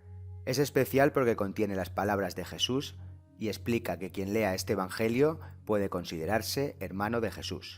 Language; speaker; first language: Spanish; native; Spanish